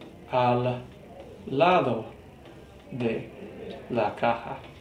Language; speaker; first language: Spanish; non-native, fluent; English